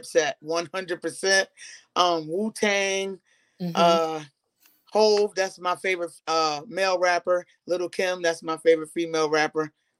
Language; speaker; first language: English; native; English